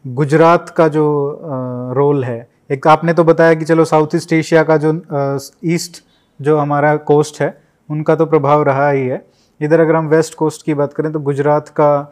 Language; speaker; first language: Hindi; native; Hindi